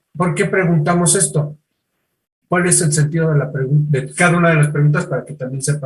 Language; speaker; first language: Spanish; native; Spanish